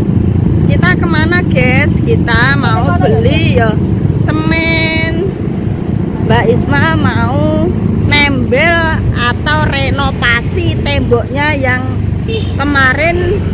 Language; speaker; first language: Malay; non-native, local second language; Javanese